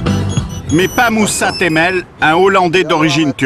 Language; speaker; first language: French; native; French